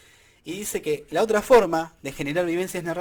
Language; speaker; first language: Spanish; native; Spanish